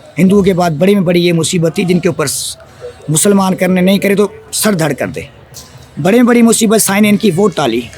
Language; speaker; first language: Urdu; non-native, local second language; Sindhi